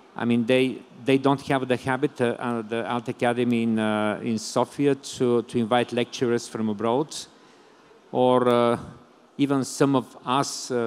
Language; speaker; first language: English; non-native, fluent; Bulgarian